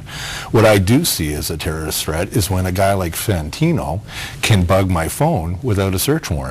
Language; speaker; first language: English; native; English